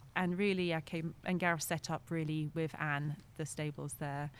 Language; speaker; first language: English; non-native, fluent; French